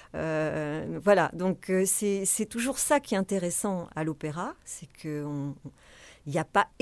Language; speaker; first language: French; native; French